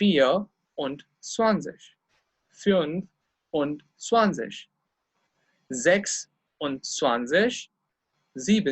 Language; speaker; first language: German; non-native, fluent; Hindi